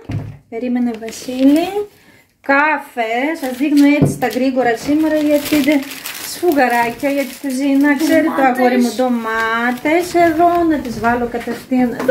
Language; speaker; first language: Greek; native; Greek